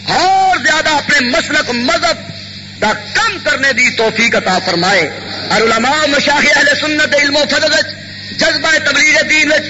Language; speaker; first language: Urdu; non-native, local second language; Punjabi